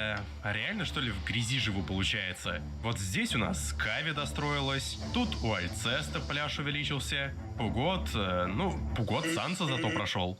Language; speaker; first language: Russian; native; Russian